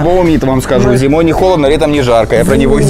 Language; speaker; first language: Russian; native; Russian